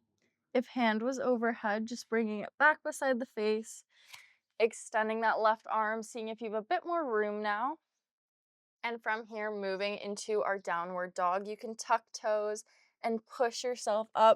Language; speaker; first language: English; native; English